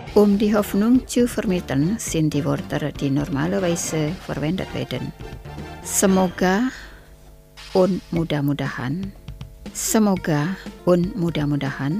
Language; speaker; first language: German; non-native, fluent; Indonesian